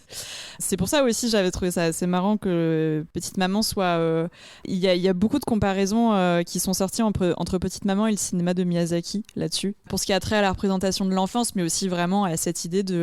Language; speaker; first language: French; native; French